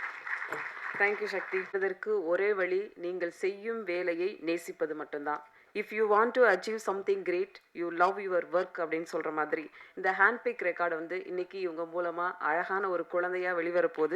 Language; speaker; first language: Tamil; native; Tamil